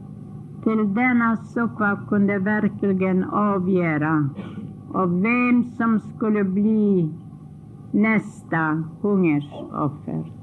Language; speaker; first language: Swedish; non-native, fluent; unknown